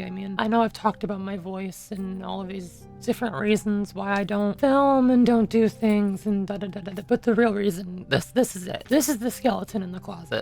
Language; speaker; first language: English; native; English